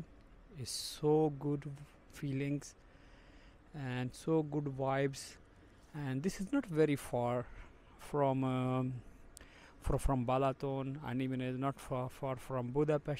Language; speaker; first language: English; non-native, fluent; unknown